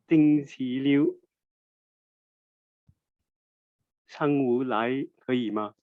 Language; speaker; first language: Chinese; non-native, learner; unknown